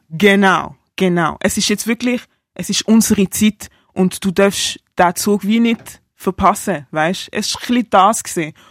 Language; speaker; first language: German; native; German